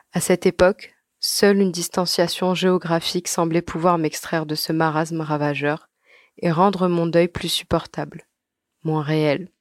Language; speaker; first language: French; non-native, local second language; Arabic